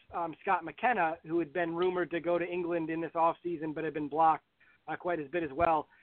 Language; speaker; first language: English; native; English